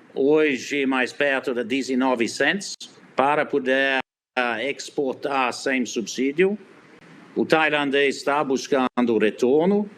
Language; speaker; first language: Portuguese; non-native, fluent; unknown